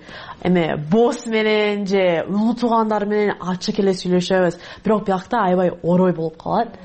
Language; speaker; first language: Kyrgyz; non-native, learner; English